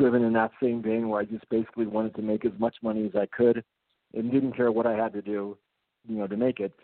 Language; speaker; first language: English; early bilingual, other home language; Japanese